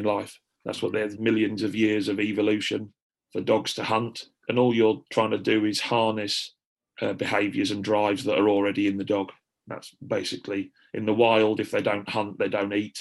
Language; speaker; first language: English; native; English